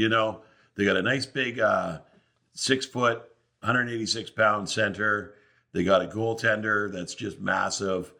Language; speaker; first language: English; native; English